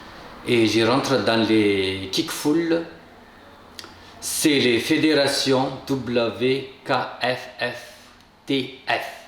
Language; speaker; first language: French; non-native, local second language; Malagasy